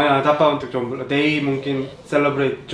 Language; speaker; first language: Indonesian; non-native, learner; Korean